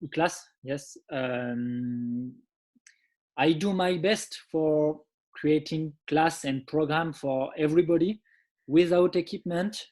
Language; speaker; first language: English; non-native, learner; French